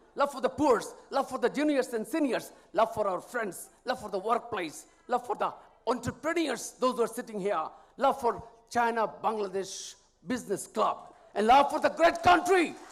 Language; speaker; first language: English; non-native, local second language; Bangla